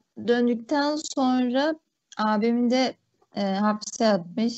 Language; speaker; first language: Turkish; early bilingual, other home language; Uyghur